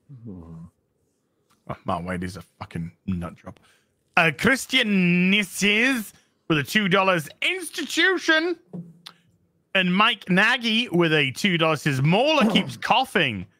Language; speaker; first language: English; native; English